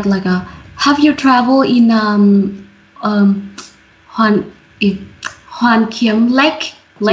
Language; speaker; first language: English; non-native, learner; Vietnamese